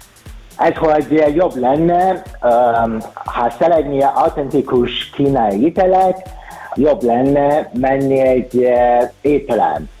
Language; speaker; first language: Hungarian; non-native, learner; Chinese